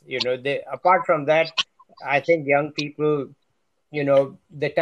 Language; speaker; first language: English; non-native, local second language; Hindi